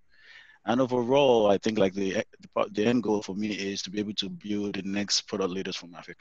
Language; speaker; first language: English; non-native, local second language; Yoruba